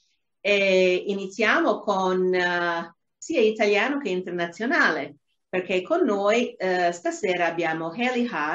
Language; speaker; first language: Italian; non-native, fluent; English